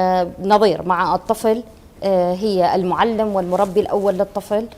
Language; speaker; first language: Arabic; native; Arabic